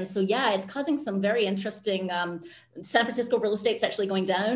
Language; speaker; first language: English; native; English